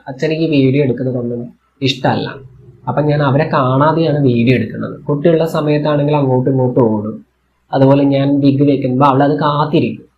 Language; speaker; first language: Malayalam; native; Malayalam